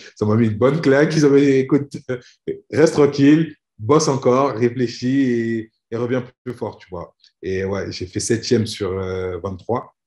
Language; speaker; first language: French; native; French